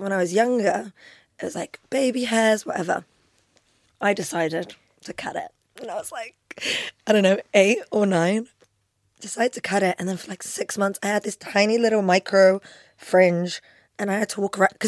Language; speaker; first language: English; non-native, local second language; Albanian